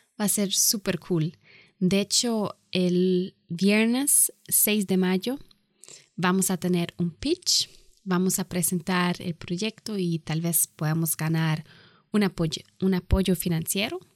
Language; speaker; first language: Spanish; non-native, fluent; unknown